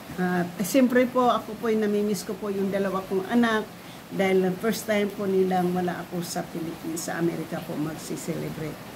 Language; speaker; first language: Filipino; non-native, local second language; Cebuano